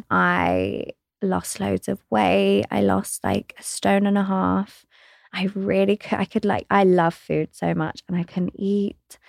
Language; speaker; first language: English; native; English